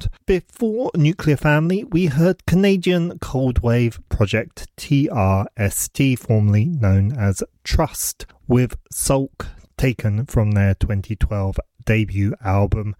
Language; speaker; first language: English; native; English